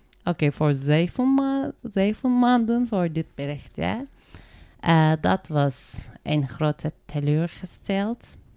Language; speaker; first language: Dutch; non-native, learner; Turkish